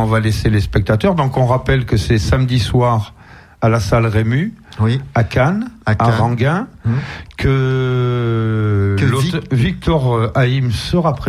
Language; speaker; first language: French; native; French